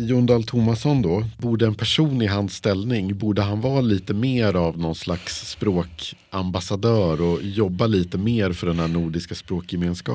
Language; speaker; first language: Swedish; native; Swedish